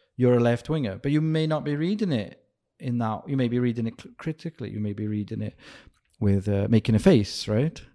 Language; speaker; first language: English; native; English